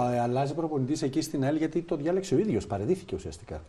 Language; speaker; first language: Greek; native; Greek